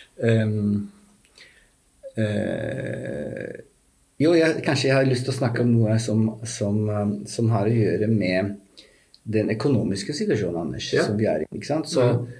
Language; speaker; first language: Norwegian; non-native, fluent; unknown